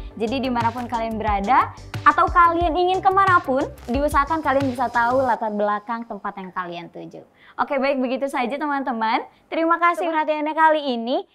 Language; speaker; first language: Indonesian; native; Indonesian